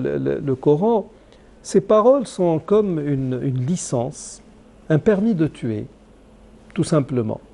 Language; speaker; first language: French; non-native, local second language; Arabic